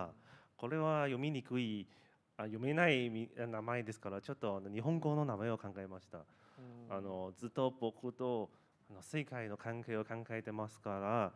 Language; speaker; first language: Japanese; non-native, learner; Chinese